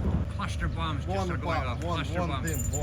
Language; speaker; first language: English; native; English